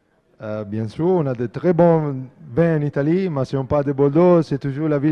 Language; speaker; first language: French; non-native, fluent; Italian